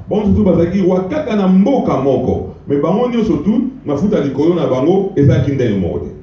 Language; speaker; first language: Lingala; non-native, local second language; Swahili